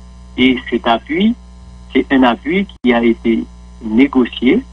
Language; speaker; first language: French; non-native, local second language; Haitian Creole